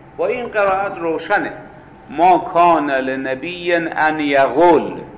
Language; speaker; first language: Persian; native; Persian